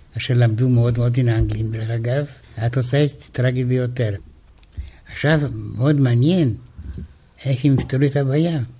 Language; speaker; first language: Hebrew; non-native, fluent; Romanian